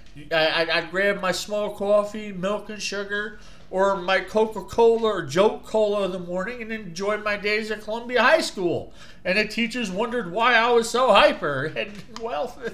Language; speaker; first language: English; native; English